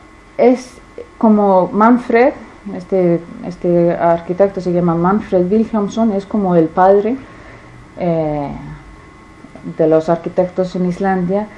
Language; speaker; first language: Spanish; non-native, fluent; Icelandic